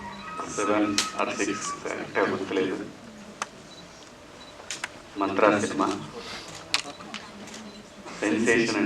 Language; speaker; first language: Telugu; native; Telugu